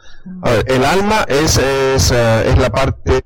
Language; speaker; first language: Spanish; native; Spanish